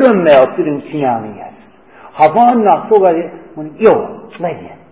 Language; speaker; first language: Hungarian; non-native, fluent; English